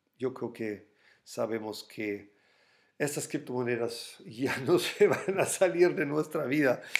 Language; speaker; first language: Spanish; non-native, fluent; German